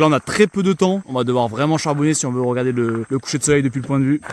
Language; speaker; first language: French; native; French